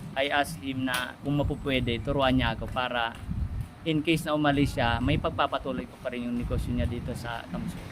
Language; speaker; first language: Filipino; non-native, local second language; Bikol